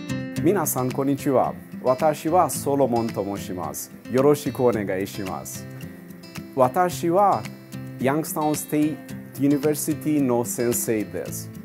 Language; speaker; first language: Japanese; non-native, fluent; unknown